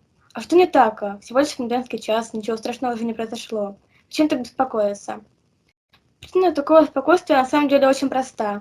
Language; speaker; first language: Russian; native; Russian